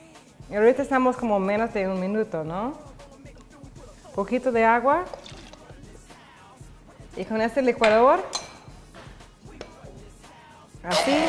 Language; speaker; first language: Spanish; non-native, learner; English